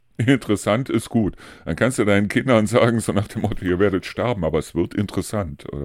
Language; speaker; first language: German; native; German